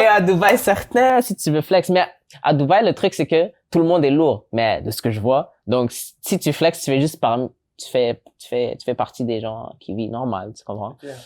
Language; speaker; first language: French; early bilingual, other home language; English